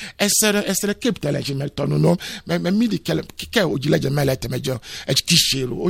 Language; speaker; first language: Hungarian; non-native, fluent; Yoruba